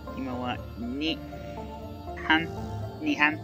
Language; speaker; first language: Japanese; non-native, learner; English